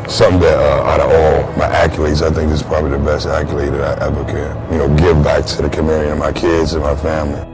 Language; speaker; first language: English; native; English